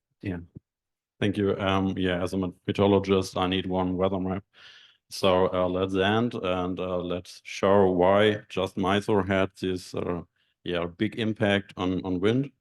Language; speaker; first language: English; non-native, fluent; German